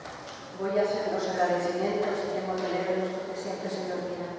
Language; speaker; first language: Spanish; native; Spanish